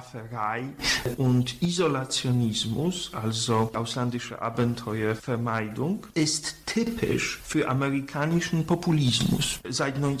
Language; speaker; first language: German; non-native, fluent; Polish